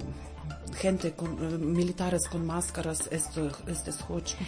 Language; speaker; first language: Spanish; non-native, learner; Russian